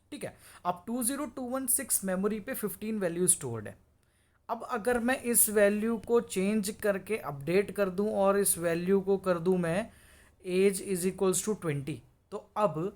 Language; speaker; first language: Hindi; native; Hindi